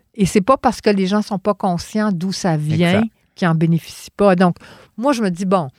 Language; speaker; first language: French; native; French